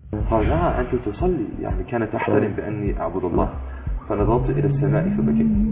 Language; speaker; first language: Arabic; non-native, fluent; English